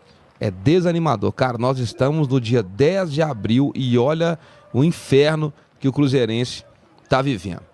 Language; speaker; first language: Portuguese; native; Portuguese